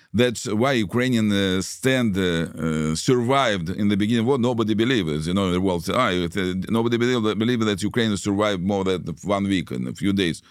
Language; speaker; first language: English; non-native, learner; Russian